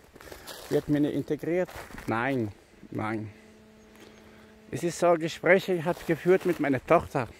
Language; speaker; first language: German; non-native, fluent; Albanian